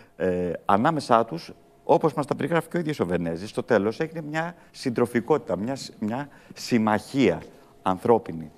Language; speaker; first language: Greek; early bilingual, heritage; Greek